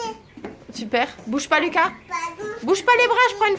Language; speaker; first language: French; native; French